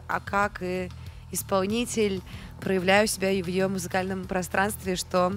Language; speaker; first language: Russian; native; Russian